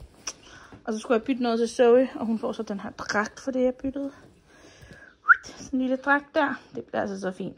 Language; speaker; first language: Danish; native; Danish